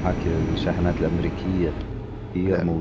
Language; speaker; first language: Arabic; native; Arabic